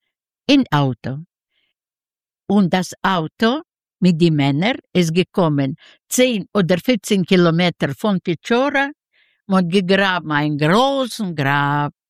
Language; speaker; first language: German; non-native, learner; Yiddish